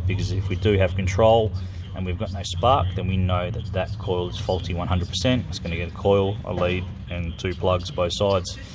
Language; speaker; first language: English; native; English